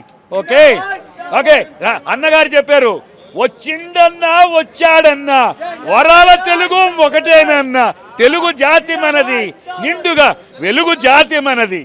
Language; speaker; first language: Telugu; native; Telugu